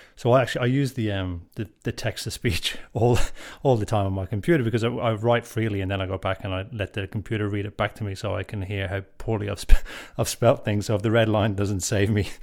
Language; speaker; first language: English; native; English